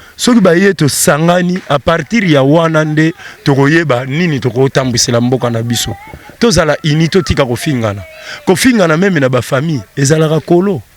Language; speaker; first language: Lingala; non-native, local second language; Kongo